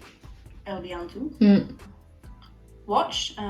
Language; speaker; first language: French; non-native, learner; English